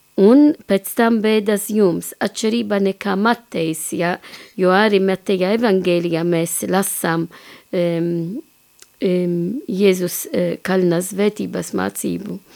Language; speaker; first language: Latvian; non-native, fluent; Maltese